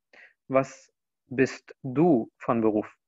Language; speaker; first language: German; non-native, fluent; Spanish